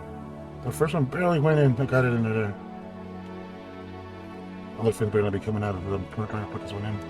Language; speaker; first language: English; native; English